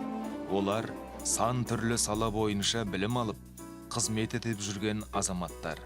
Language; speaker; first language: Kazakh; native; Kazakh